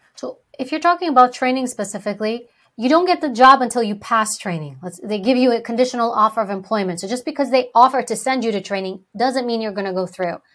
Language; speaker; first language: English; early bilingual, other home language; Greek